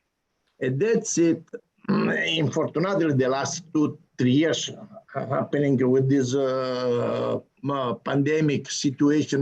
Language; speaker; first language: English; non-native, learner; Italian